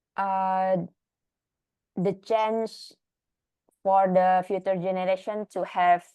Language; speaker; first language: English; non-native, learner; Indonesian